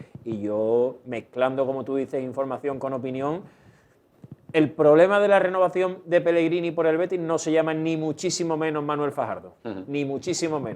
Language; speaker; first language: Spanish; native; Spanish